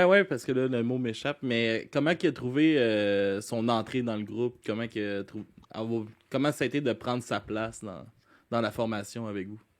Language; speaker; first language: French; native; French